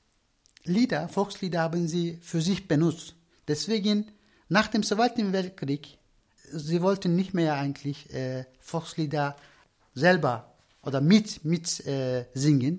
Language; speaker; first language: German; non-native, learner; Turkish